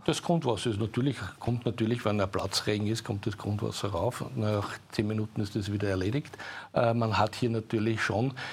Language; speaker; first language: German; native; German